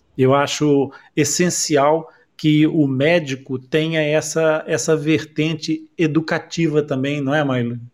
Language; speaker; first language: Portuguese; native; Portuguese